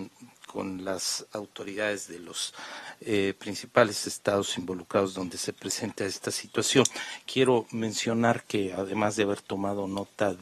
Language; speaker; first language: Spanish; native; Spanish